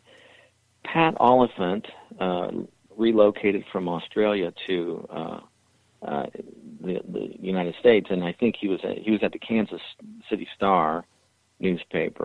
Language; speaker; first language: English; native; English